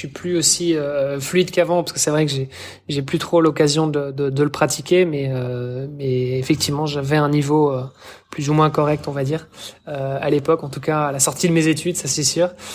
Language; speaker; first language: French; native; French